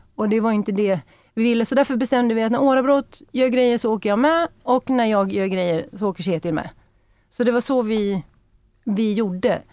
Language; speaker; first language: Norwegian; non-native, fluent; Swedish